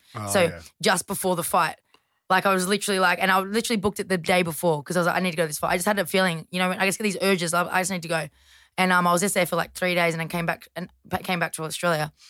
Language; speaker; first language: English; native; English